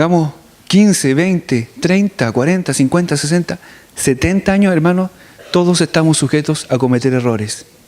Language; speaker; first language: Spanish; native; Spanish